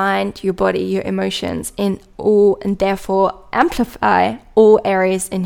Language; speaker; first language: English; non-native, fluent; German